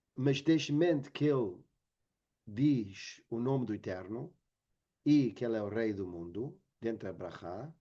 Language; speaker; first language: Portuguese; non-native, fluent; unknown